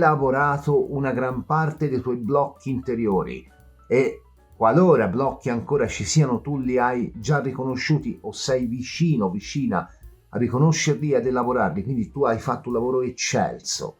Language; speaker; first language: Italian; native; Italian